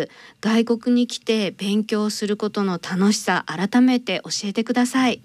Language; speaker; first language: Japanese; native; Japanese